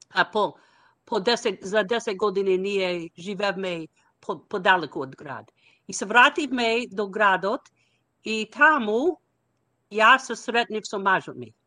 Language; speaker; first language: Macedonian; non-native, learner; English